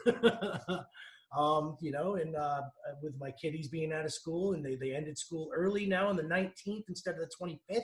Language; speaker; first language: English; native; English